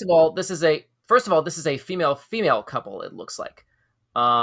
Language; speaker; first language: English; native; English